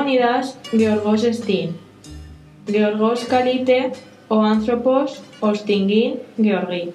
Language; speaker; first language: Greek; non-native, learner; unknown